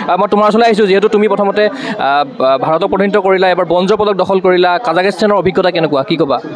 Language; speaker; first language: Assamese; native; Assamese